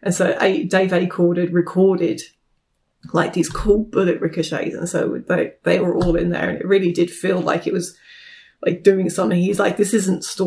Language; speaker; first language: English; native; English